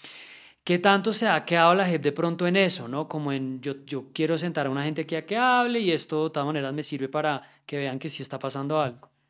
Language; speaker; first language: Spanish; native; Spanish